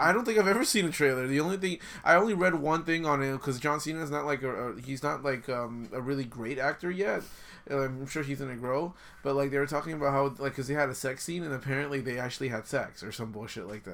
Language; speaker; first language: English; native; English